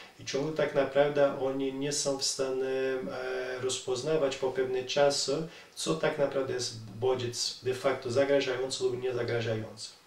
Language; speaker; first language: Polish; non-native, learner; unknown